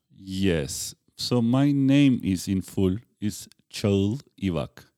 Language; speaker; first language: English; non-native, fluent; Turkish